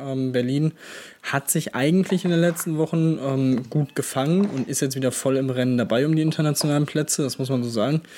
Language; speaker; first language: German; native; German